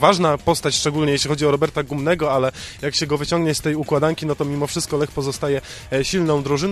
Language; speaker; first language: Polish; native; Polish